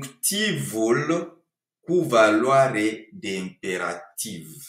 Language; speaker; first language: Romanian; non-native, fluent; French